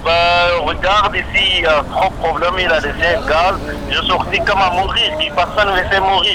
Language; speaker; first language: French; non-native, learner; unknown